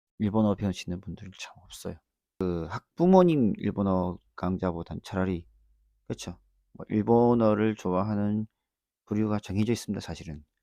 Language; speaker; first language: Korean; native; Korean